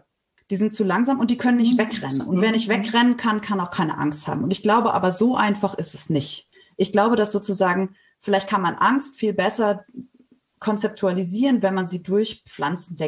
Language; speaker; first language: German; native; German